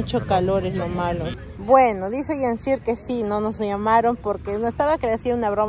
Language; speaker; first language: Spanish; native; Spanish